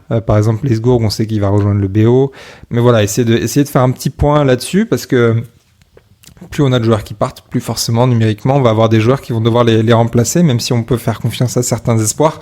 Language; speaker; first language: French; native; French